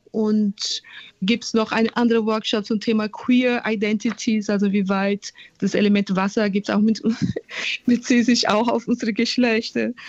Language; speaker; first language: German; non-native, fluent; Portuguese